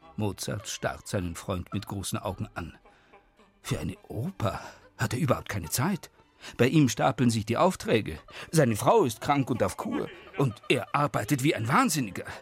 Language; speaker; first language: German; native; German